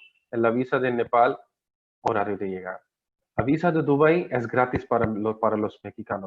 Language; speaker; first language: Spanish; non-native, learner; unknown